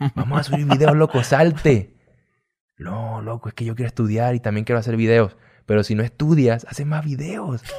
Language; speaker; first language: Spanish; native; Spanish